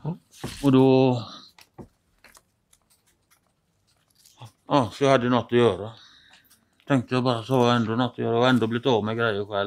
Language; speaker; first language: Swedish; native; Swedish